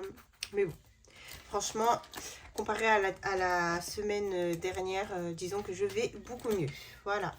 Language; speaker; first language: French; native; French